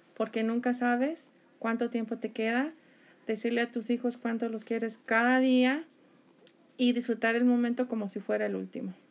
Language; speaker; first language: Spanish; native; Spanish